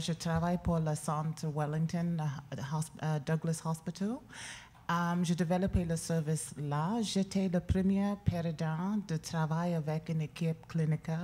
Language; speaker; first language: French; non-native, learner; English